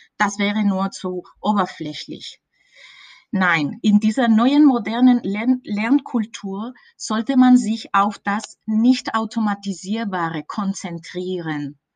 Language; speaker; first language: German; non-native, fluent; Spanish